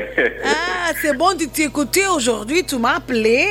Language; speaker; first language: French; non-native, learner; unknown